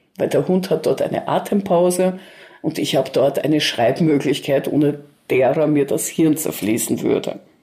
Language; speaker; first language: German; early bilingual, other home language; Russian